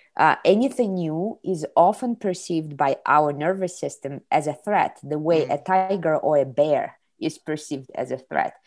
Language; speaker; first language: English; non-native, fluent; Kazakh